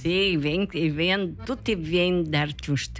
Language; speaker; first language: Italian; early bilingual, heritage; Portuguese